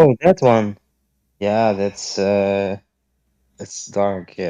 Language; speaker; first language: English; non-native, fluent; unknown